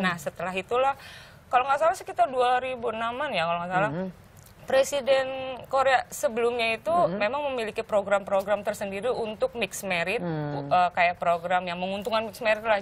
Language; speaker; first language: Indonesian; native; Indonesian